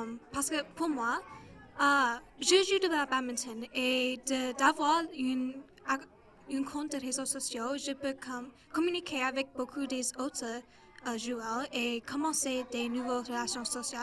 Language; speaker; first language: French; non-native, local second language; English